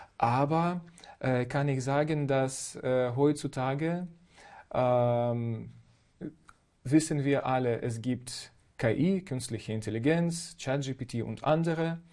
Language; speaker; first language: German; non-native, fluent; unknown